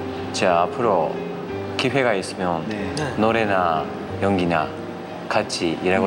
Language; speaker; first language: Korean; non-native, learner; Japanese